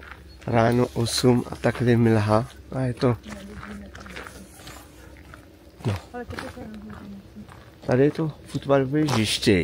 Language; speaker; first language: Czech; non-native, learner; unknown